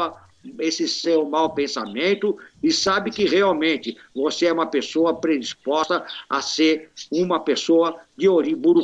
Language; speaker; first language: Portuguese; native; Portuguese